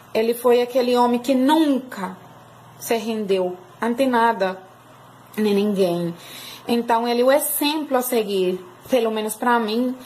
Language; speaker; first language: Portuguese; non-native, fluent; Spanish